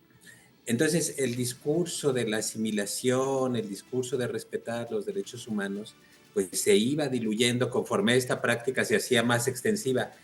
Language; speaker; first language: Spanish; native; Spanish